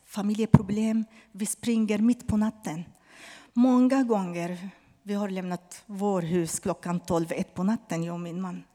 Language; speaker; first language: Swedish; non-native, fluent; Arabic